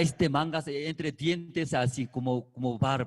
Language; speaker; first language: Spanish; non-native, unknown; Korean